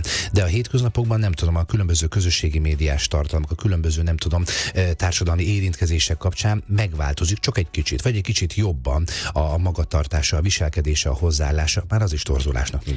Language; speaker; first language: Hungarian; native; Hungarian